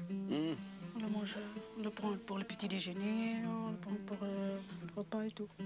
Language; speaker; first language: French; non-native, local second language; Arabic